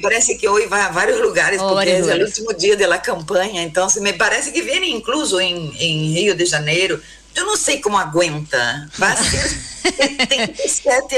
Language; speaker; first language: Spanish; non-native, learner; Portuguese